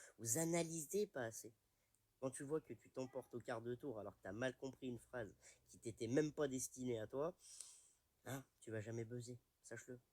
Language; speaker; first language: French; native; French